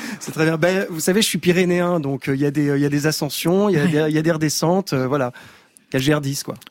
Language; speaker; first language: French; native; French